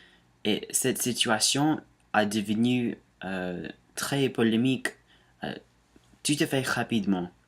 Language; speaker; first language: French; non-native, learner; English